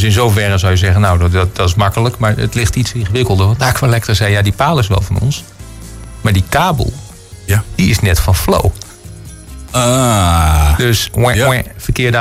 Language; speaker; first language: Dutch; native; Dutch